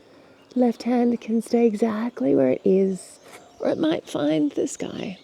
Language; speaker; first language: English; native; English